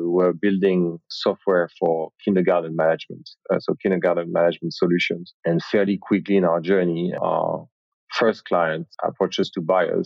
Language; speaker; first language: English; non-native, fluent; French